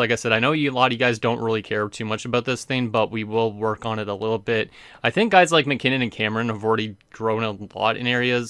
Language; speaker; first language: English; native; English